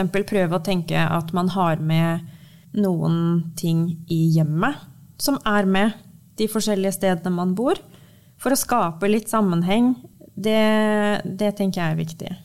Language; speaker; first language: Norwegian; early bilingual, heritage; Norwegian